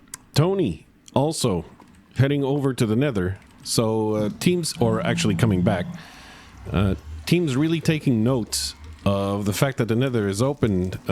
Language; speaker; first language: English; native; English